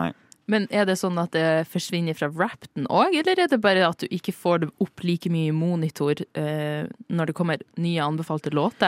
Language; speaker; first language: Norwegian; native; Norwegian